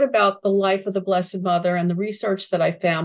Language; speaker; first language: English; native; English